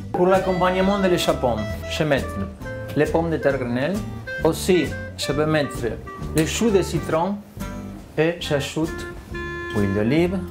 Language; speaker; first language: French; non-native, fluent; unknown